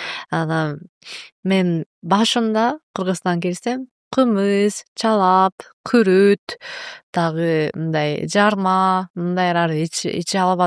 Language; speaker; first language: Kyrgyz; non-native, learner; Japanese